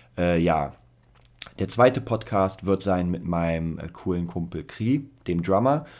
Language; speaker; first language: German; early bilingual, other home language; Polish